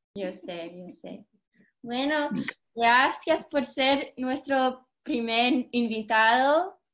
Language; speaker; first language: Spanish; early bilingual, heritage; Spanish